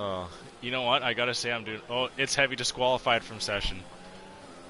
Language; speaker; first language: English; native; English